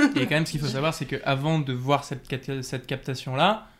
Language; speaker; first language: French; native; French